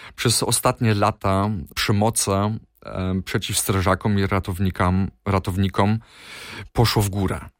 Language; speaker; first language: Polish; early bilingual, heritage; Polish